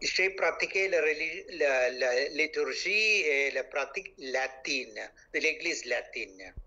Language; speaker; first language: French; non-native, local second language; Malayalam